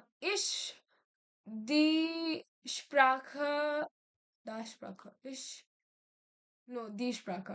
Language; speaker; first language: German; non-native, learner; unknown